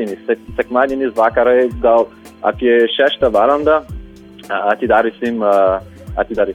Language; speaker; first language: Lithuanian; non-native, learner; French